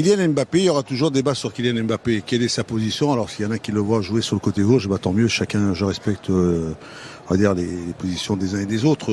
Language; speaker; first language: French; native; French